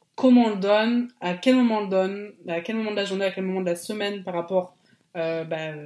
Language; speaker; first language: French; native; French